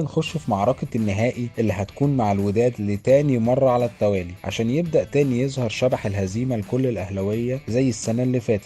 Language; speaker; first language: Arabic; native; Arabic